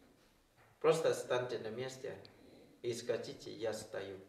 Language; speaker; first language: Russian; non-native, learner; Thai